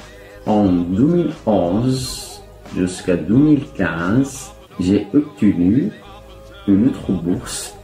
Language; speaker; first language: French; non-native, fluent; Arabic